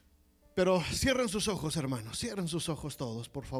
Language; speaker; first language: Spanish; native; Spanish